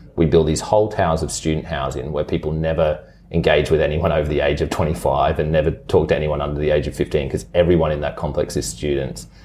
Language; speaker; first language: English; native; English